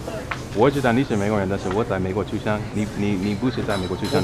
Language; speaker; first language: Chinese; non-native, fluent; English